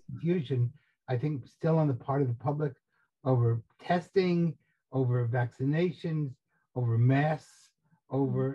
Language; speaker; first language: English; native; English